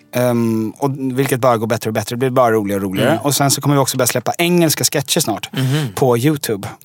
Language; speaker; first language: Swedish; native; Swedish